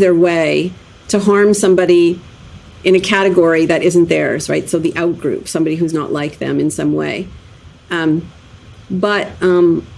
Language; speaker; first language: English; native; English